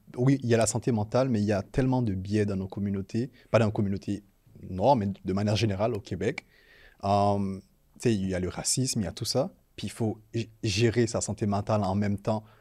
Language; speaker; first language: French; native; French